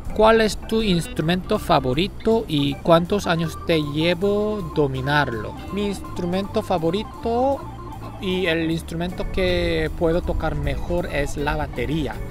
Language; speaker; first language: Spanish; non-native, fluent; Korean